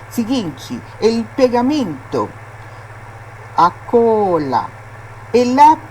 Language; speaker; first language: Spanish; non-native, fluent; Portuguese